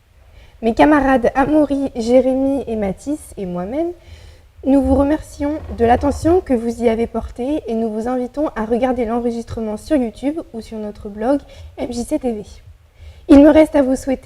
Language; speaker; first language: French; native; French